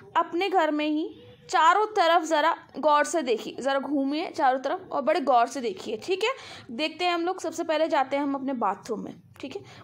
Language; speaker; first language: Hindi; non-native, local second language; Punjabi